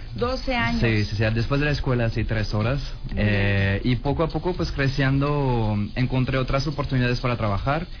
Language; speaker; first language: Spanish; non-native, fluent; French